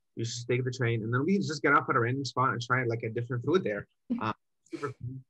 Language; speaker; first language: English; native; English